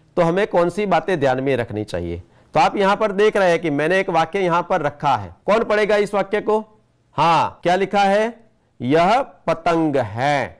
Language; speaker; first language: Hindi; non-native, local second language; Gujarati